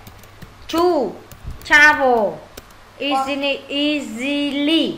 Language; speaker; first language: English; non-native, learner; Vietnamese